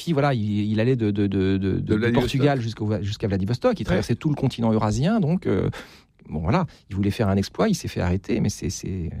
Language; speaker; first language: French; native; French